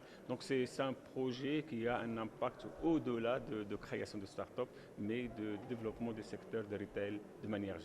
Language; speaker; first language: French; non-native, local second language; Arabic